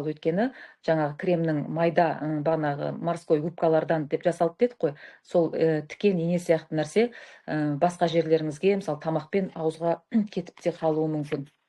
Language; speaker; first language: Kazakh; native; Kazakh